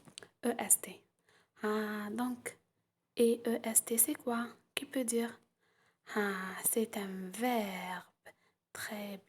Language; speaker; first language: French; non-native, local second language; Arabic